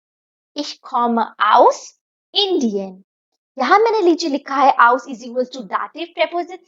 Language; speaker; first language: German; non-native, fluent; Hindi